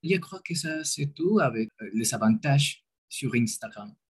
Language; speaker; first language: French; non-native, learner; Spanish